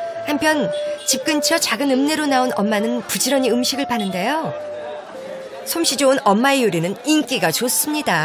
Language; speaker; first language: Korean; native; Korean